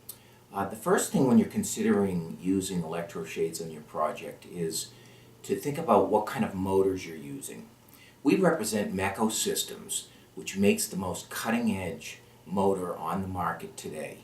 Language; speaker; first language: English; native; English